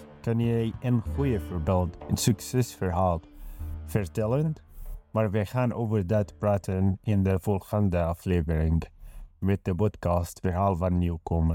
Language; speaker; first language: Dutch; non-native, learner; Arabic